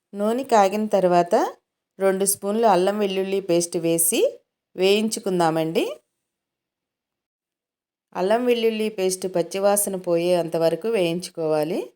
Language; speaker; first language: Telugu; native; Telugu